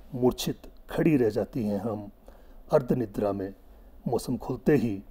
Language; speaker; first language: Hindi; non-native, local second language; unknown